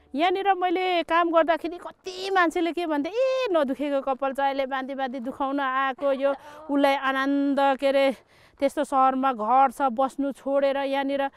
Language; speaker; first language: Nepali; native; Nepali